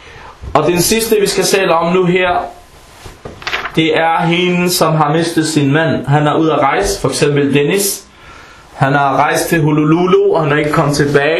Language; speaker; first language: Danish; non-native, fluent; Arabic